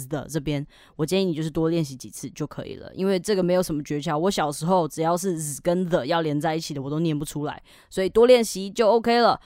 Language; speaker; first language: Chinese; native; Chinese